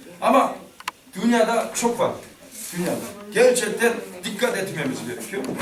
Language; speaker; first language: Turkish; non-native, learner; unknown